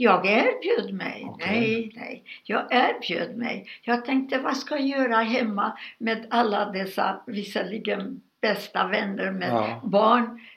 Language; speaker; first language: Swedish; non-native, fluent; Hungarian